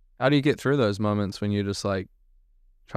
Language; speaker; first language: English; native; English